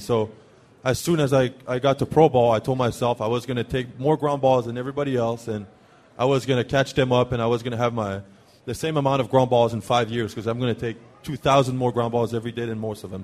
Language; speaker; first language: English; non-native, fluent; French